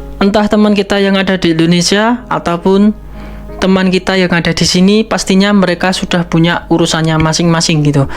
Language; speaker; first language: Indonesian; native; Indonesian